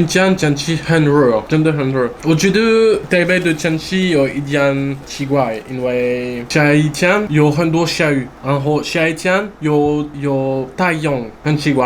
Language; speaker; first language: Chinese; non-native, learner; French